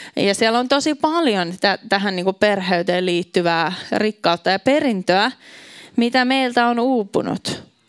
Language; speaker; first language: Finnish; native; Finnish